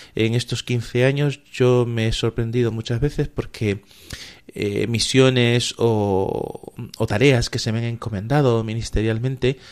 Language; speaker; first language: Spanish; native; Spanish